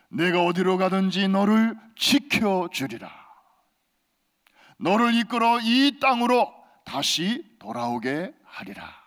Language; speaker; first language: Korean; native; Korean